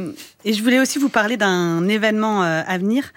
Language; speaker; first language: French; native; French